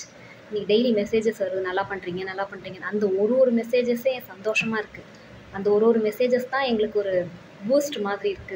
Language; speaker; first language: Tamil; native; Tamil